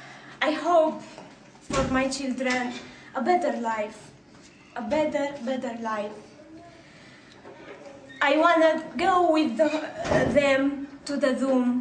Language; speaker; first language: English; non-native, learner; Arabic